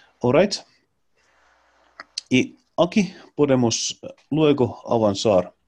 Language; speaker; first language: Spanish; non-native, learner; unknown